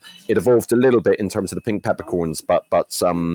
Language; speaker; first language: English; native; English